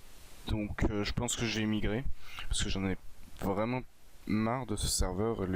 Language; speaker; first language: French; native; French